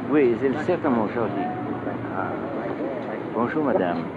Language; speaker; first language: French; non-native, fluent; English